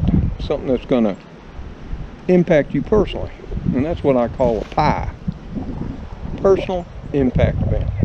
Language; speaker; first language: English; native; English